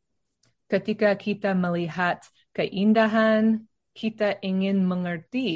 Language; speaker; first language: Indonesian; non-native, learner; English